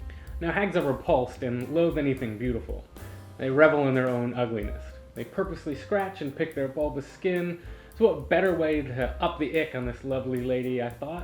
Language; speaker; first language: English; native; English